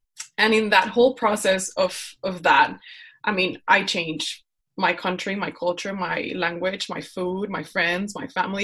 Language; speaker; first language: English; non-native, fluent; Spanish